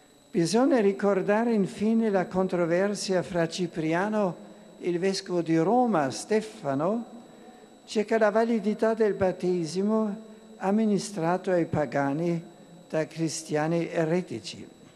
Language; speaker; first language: Italian; non-native, fluent; German